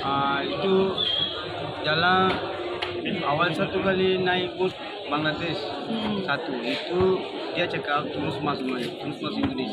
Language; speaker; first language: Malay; non-native, learner; Rohingya